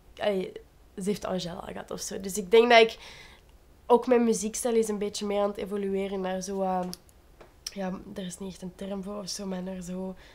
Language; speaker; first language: Dutch; native; Dutch